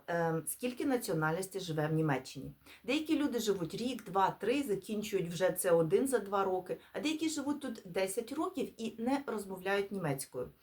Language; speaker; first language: Ukrainian; non-native, local second language; Russian